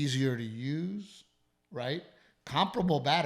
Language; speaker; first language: English; native; English